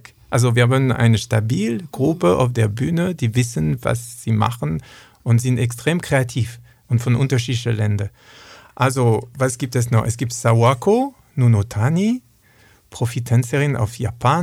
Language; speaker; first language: German; non-native, learner; French